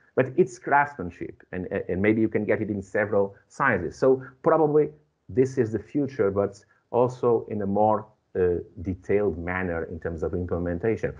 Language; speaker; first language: English; non-native, fluent; Portuguese